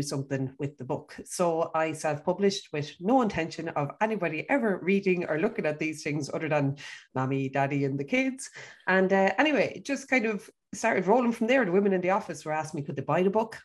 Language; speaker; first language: English; native; English